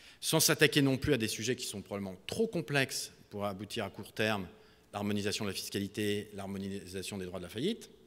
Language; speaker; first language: French; native; French